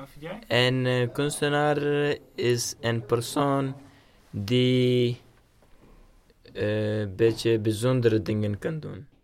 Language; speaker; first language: Dutch; non-native, learner; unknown